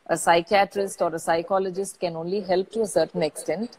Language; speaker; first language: English; non-native, local second language; Tamil